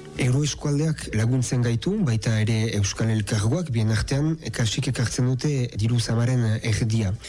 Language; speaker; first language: Basque; native; Basque